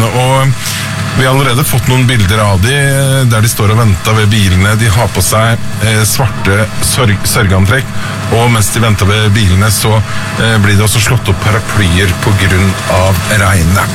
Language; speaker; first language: Norwegian; native; Norwegian